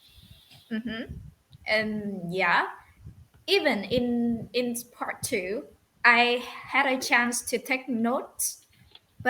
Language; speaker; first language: English; non-native, fluent; Vietnamese